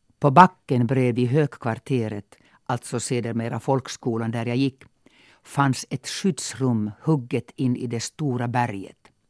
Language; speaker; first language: Swedish; non-native, local second language; Finnish